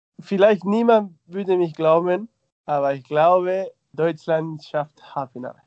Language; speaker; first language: German; non-native, fluent; Spanish